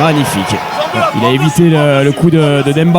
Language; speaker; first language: French; native; French